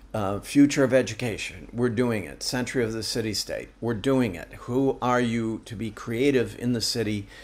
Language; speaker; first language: English; native; English